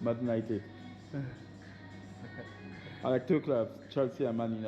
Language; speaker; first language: English; non-native, learner; French